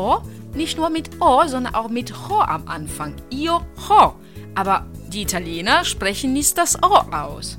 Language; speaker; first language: German; non-native, fluent; Italian